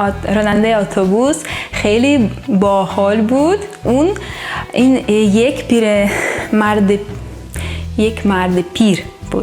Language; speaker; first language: Persian; non-native, learner; Russian